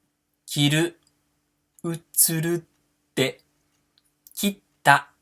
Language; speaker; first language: Japanese; non-native, fluent; Portuguese